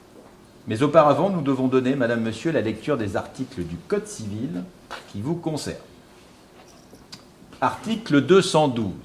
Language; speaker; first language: French; native; French